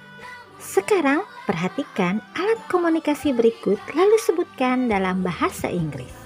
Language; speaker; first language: Indonesian; native; Indonesian